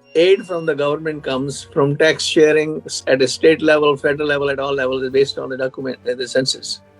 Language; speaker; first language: English; non-native, local second language; Hindi